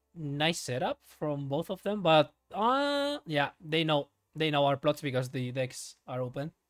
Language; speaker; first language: English; non-native, fluent; Spanish